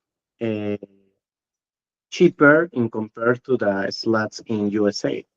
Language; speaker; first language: English; non-native, learner; Spanish